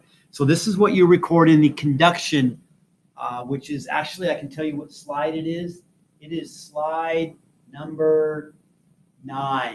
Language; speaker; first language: English; native; English